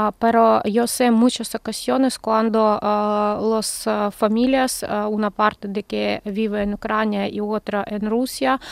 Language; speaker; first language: Spanish; non-native, learner; Ukrainian